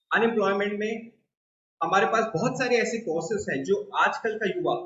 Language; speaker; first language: Hindi; non-native, local second language; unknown